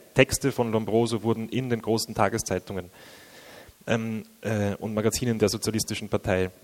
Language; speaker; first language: German; native; German